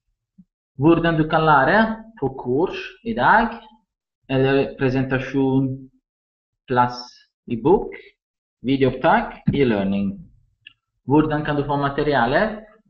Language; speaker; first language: Norwegian; non-native, learner; Italian